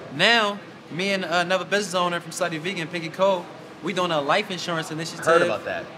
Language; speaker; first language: English; native; English